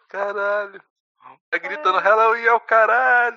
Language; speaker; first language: Portuguese; native; Portuguese